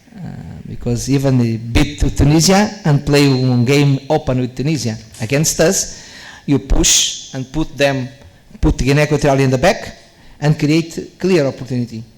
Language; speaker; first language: English; non-native, learner; Portuguese